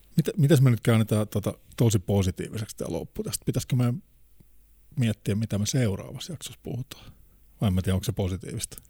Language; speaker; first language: Finnish; native; Finnish